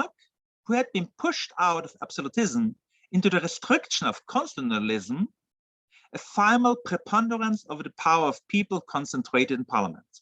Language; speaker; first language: English; non-native, fluent; German